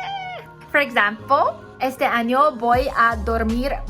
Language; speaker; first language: Spanish; non-native, learner; Chinese